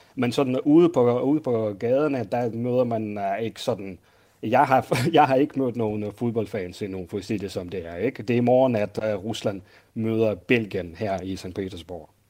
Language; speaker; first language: Danish; non-native, fluent; Russian